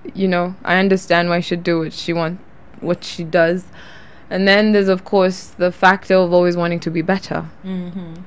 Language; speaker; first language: English; non-native, local second language; Ganda